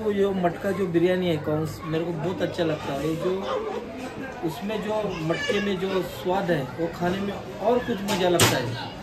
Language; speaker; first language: Hindi; non-native, local second language; Marathi